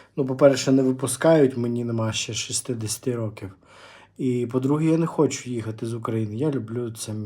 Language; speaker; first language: Ukrainian; non-native, local second language; Russian